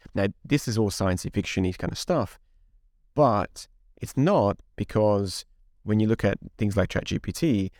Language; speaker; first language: English; non-native, fluent; Hungarian